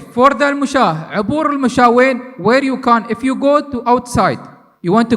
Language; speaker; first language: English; non-native, learner; Arabic